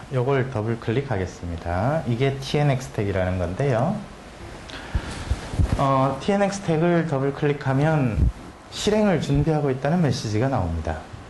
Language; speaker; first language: Korean; native; Korean